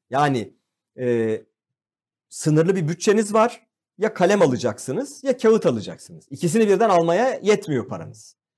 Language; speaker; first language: Turkish; native; Turkish